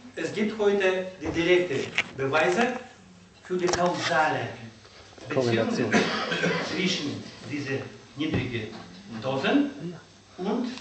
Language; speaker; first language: German; non-native, learner; Russian